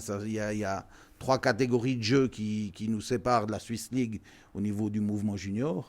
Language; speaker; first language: French; native; French